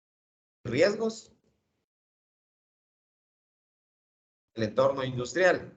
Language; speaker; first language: Spanish; native; Spanish